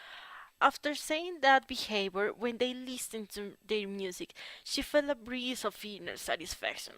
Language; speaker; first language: English; non-native, learner; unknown